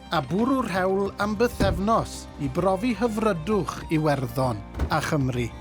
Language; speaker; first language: Welsh; native; Welsh